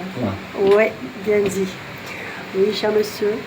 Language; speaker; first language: French; non-native, local second language; Arabic